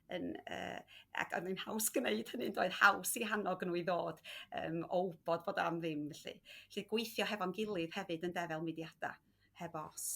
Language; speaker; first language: Welsh; native; Welsh